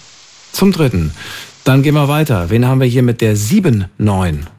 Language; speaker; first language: German; native; German